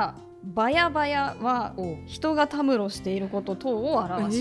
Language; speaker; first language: Japanese; native; Japanese